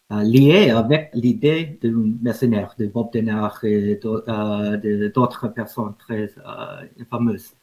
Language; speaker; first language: French; non-native, learner; English